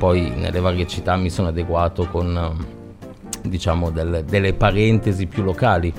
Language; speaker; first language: Italian; native; Italian